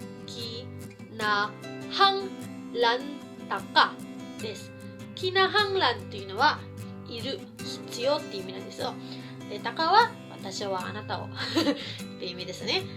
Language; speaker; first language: Japanese; non-native, fluent; Cebuano